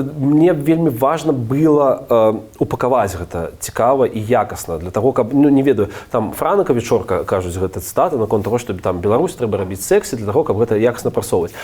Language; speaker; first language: Belarusian; non-native, local second language; Russian